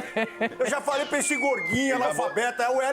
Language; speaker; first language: Portuguese; native; Portuguese